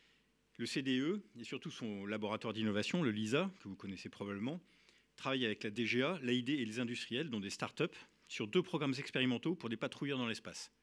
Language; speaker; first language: French; native; French